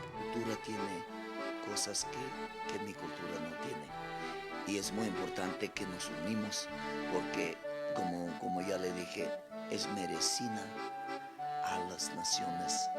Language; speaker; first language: Spanish; non-native, local second language; Plautdietsch